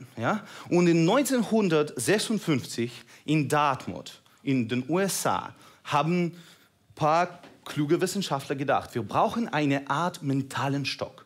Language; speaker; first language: German; non-native, fluent; Russian